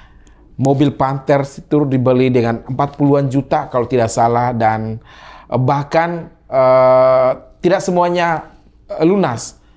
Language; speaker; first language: Indonesian; native; Indonesian